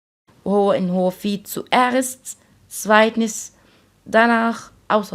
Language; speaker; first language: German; non-native, fluent; Arabic